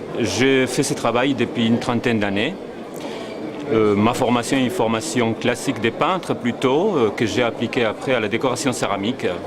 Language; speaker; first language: French; non-native, fluent; Spanish